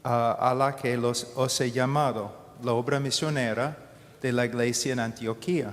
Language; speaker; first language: Spanish; non-native, fluent; English